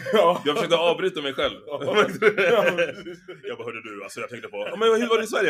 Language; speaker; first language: Swedish; native; Swedish